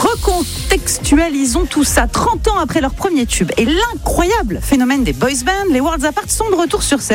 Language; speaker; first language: French; native; French